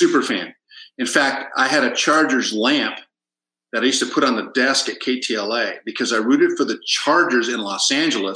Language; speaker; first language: English; early bilingual, other home language; Spanish